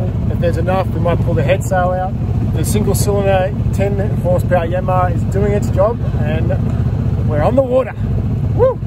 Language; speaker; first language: English; native; English